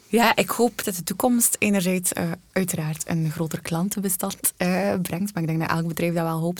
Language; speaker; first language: Dutch; native; Dutch